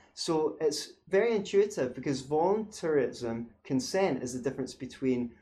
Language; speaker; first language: English; native; English